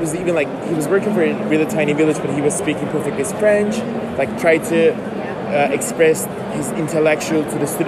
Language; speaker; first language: English; non-native, fluent; Turkish